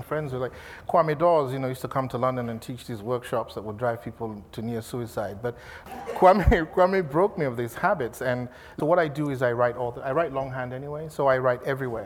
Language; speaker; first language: English; non-native, local second language; Igbo